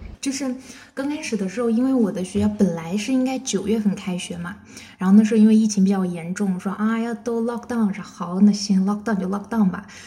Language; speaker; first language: Chinese; non-native, local second language; Kazakh